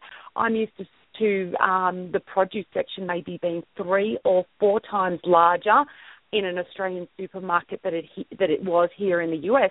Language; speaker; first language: English; native; English